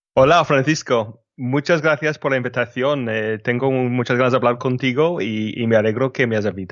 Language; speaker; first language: Spanish; non-native, fluent; English